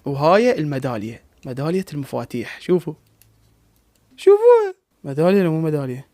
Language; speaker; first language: Arabic; native; Arabic